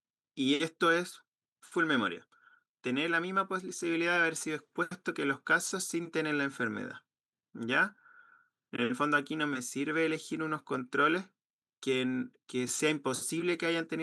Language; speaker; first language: Spanish; native; Spanish